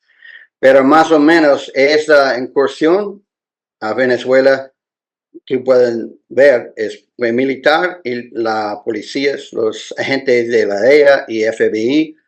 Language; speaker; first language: Spanish; non-native, learner; English